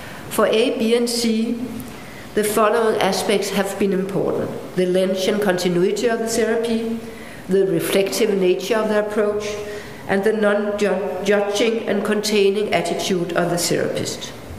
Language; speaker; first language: English; non-native, fluent; Danish